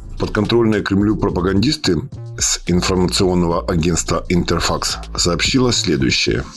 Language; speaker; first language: Russian; non-native, local second language; Ukrainian